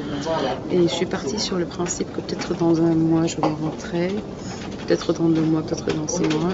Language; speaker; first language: French; non-native, fluent; Arabic